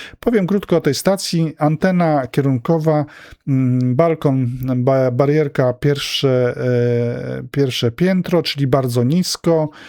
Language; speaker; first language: Polish; native; Polish